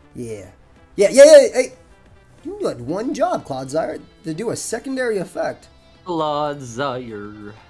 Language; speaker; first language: English; native; English